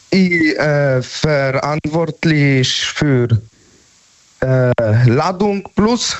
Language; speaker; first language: German; non-native, learner; Polish